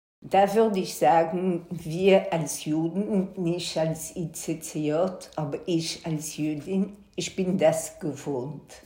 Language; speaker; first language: German; non-native, fluent; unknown